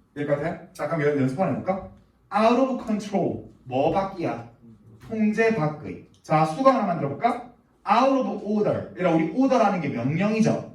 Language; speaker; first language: Korean; native; Korean